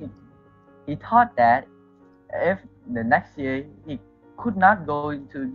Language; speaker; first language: English; non-native, learner; Vietnamese